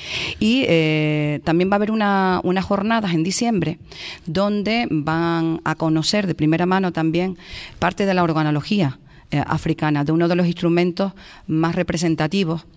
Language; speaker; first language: Spanish; native; Spanish